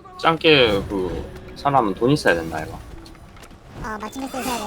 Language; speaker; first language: Korean; native; Korean